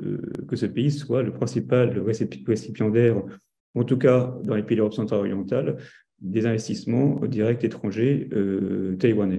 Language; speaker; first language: French; native; French